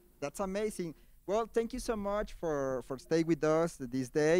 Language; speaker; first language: English; non-native, fluent; Spanish